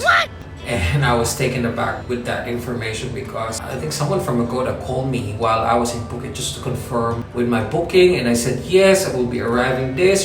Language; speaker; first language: English; non-native, local second language; Filipino